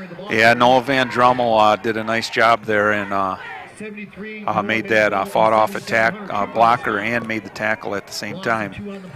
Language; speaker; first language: English; native; English